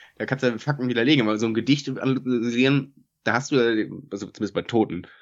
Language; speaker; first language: German; native; German